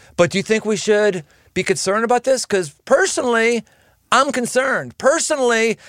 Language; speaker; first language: English; native; English